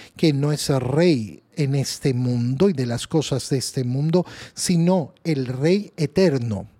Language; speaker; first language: Spanish; native; Spanish